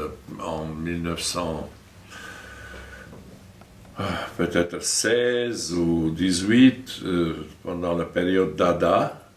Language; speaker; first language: French; non-native, fluent; German